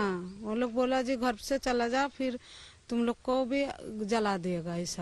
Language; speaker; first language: Hindi; non-native, local second language; Bangla